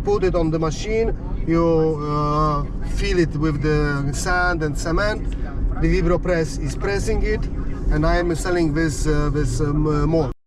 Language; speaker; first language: English; non-native, fluent; Polish